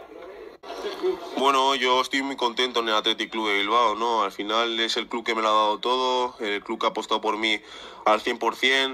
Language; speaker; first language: Spanish; early bilingual, other home language; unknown